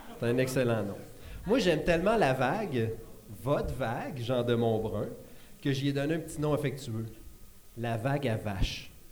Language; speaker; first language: French; native; French